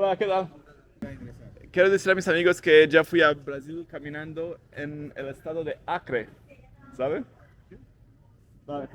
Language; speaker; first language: Spanish; non-native, learner; English